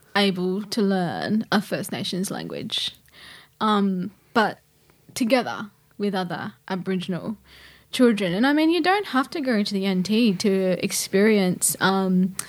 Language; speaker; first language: English; native; English